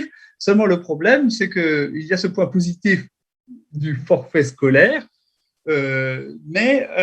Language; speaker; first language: French; native; French